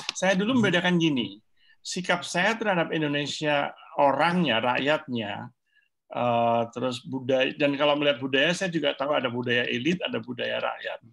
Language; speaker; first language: Indonesian; native; Indonesian